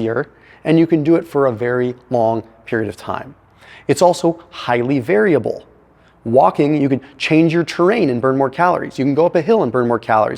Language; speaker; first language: English; native; English